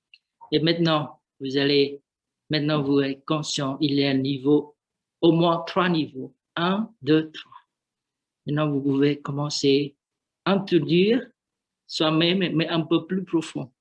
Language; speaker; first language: French; non-native, learner; Vietnamese